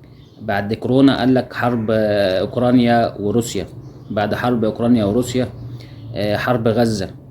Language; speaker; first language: Arabic; native; Arabic